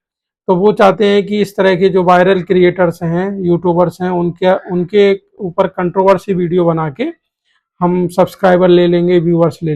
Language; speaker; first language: Hindi; native; Hindi